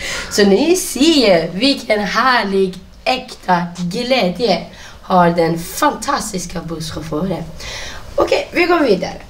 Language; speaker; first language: Swedish; non-native, fluent; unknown